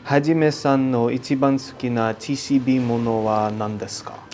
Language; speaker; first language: Japanese; non-native, learner; English